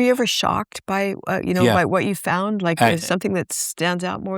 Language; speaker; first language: English; native; English